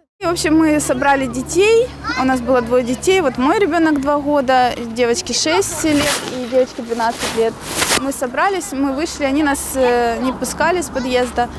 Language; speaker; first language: Russian; native; Russian